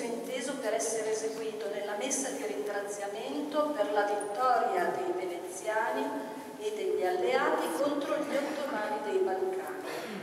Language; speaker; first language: Italian; native; Italian